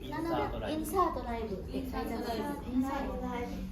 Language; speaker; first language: Japanese; non-native, fluent; Indonesian